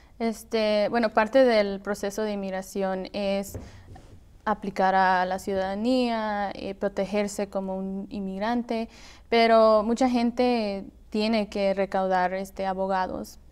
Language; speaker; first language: Spanish; early bilingual, heritage; Spanish